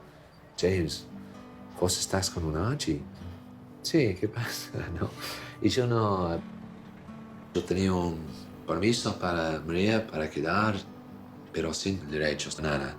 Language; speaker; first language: Spanish; non-native, fluent; English